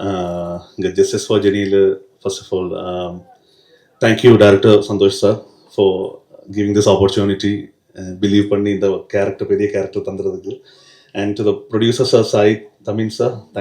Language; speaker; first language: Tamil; non-native, learner; Malayalam